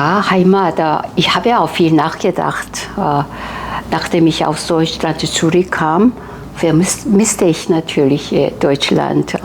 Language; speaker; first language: German; non-native, fluent; Korean